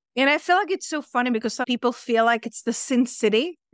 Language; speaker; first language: English; non-native, fluent; Czech